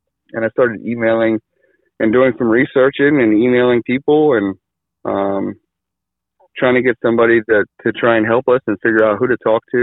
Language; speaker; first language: English; native; English